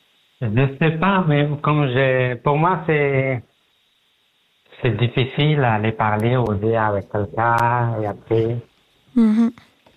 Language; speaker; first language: French; non-native, learner; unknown